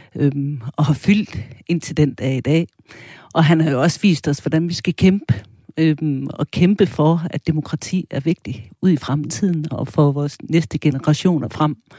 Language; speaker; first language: Danish; early bilingual, other home language; German